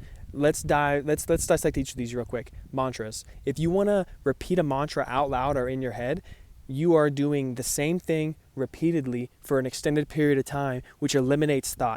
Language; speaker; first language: English; native; English